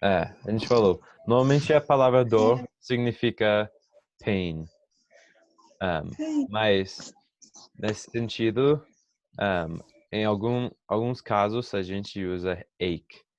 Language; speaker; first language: Portuguese; non-native, fluent; English